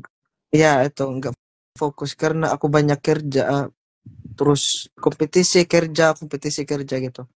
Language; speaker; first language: Indonesian; non-native, learner; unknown